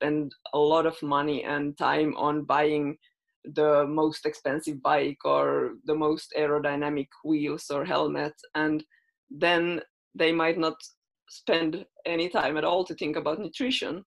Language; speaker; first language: English; non-native, fluent; Finnish